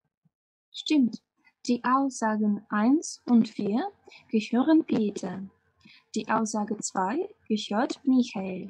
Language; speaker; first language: German; non-native, fluent; Russian